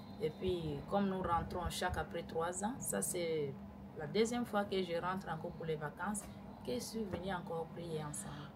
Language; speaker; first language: French; non-native, local second language; Lingala